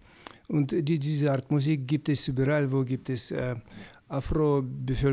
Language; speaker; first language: German; non-native, fluent; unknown